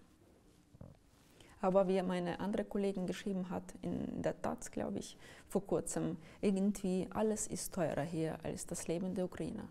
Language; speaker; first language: German; non-native, fluent; Ukrainian